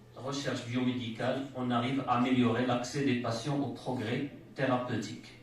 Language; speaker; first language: French; non-native, local second language; Arabic